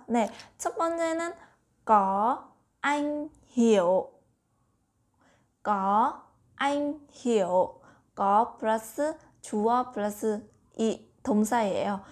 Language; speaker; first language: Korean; non-native, learner; Vietnamese